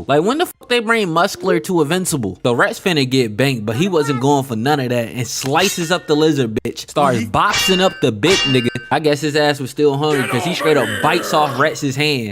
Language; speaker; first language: English; native; English